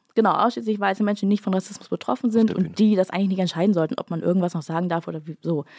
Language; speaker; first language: German; native; German